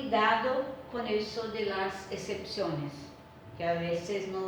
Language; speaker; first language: Spanish; non-native, fluent; Portuguese